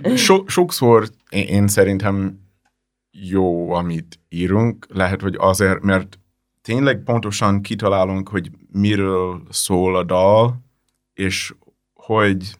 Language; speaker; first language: Hungarian; non-native, learner; English